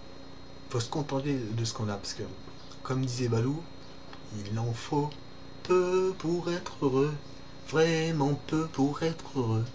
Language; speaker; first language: French; native; French